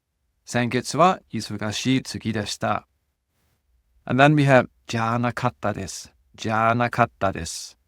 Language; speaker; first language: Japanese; non-native, fluent; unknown